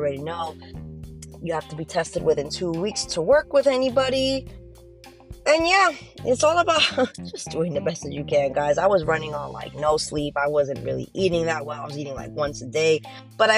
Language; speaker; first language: English; native; English